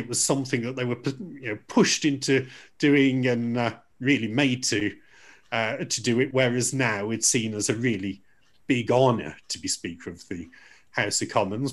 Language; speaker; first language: English; native; English